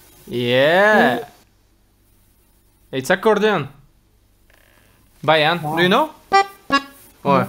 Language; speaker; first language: English; non-native, learner; Russian